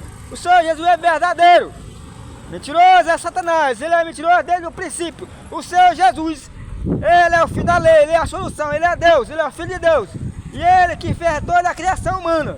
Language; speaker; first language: Portuguese; native; Portuguese